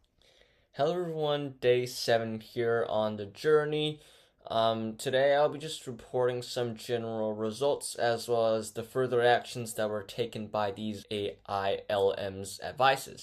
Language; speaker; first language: English; non-native, fluent; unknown